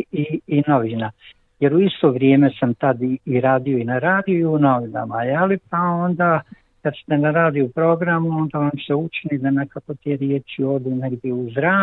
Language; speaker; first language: Croatian; native; Croatian